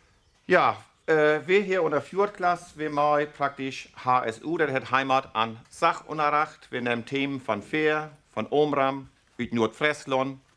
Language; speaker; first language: German; non-native, local second language; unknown